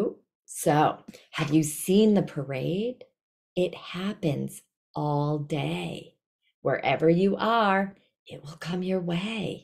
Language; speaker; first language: English; non-native, fluent; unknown